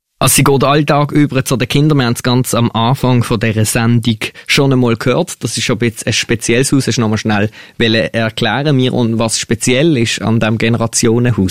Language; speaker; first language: German; native; German